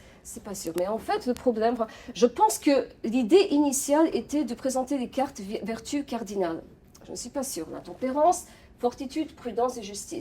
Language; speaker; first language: French; non-native, fluent; Polish